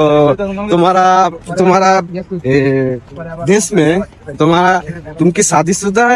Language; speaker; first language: Hindi; non-native, learner; Bangla